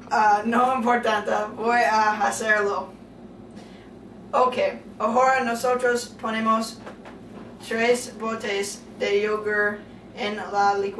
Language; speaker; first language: Spanish; non-native, learner; English